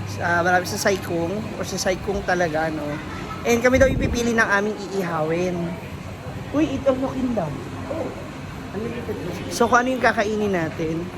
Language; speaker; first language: Filipino; non-native, local second language; Iloko